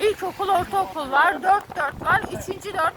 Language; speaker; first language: Turkish; native; Turkish